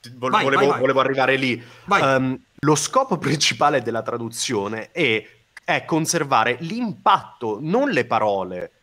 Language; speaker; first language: Italian; non-native, local second language; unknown